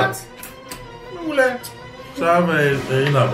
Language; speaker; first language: Hebrew; native; Hebrew